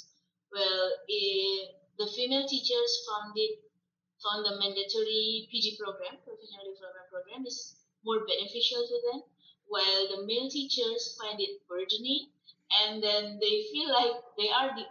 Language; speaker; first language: English; non-native, fluent; Malay